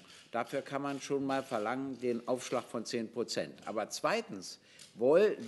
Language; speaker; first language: German; native; German